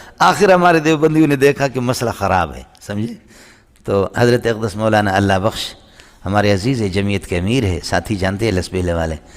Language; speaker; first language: Urdu; non-native, local second language; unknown